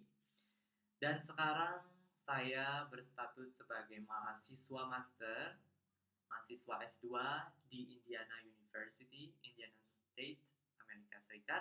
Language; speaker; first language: Indonesian; non-native, local second language; Balinese